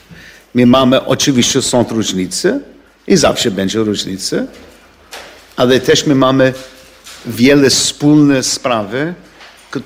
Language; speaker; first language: Polish; non-native, learner; English